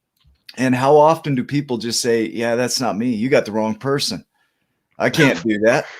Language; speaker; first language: English; native; English